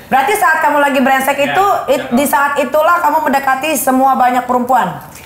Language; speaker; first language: Indonesian; native; Indonesian